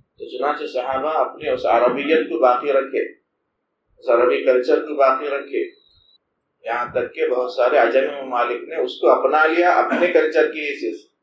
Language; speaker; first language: Urdu; native; Urdu